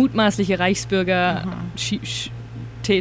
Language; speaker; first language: German; native; German